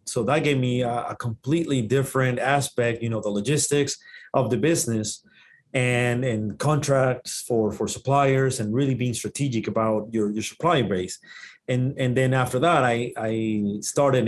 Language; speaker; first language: English; non-native, fluent; Spanish